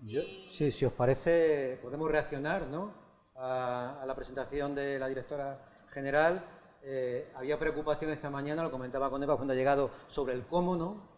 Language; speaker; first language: Spanish; native; Spanish